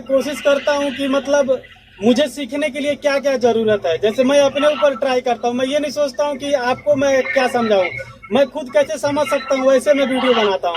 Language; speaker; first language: Hindi; native; Hindi